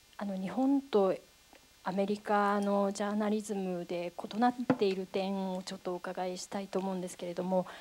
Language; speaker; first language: Japanese; native; Japanese